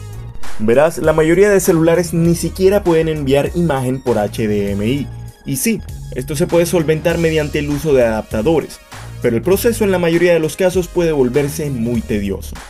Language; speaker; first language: Spanish; native; Spanish